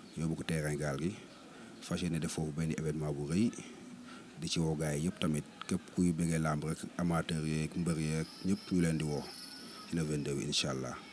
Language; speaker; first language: Wolof; non-native, local second language; Serer